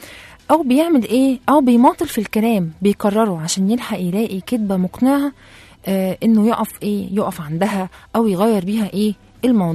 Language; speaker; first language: Arabic; native; Arabic